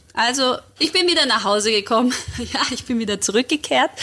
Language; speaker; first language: German; early bilingual, other home language; Croatian